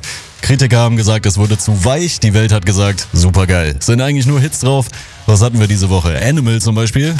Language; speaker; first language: German; native; German